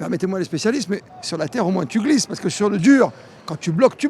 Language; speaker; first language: French; native; French